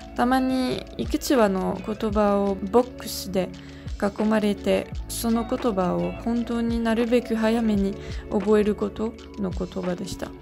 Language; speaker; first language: Japanese; non-native, fluent; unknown